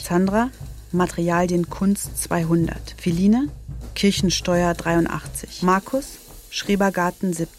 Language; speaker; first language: German; native; German